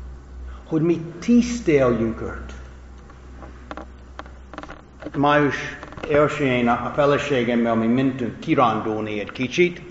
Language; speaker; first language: Hungarian; non-native, fluent; English